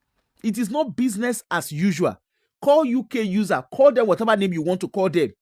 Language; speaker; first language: English; non-native, local second language; Yoruba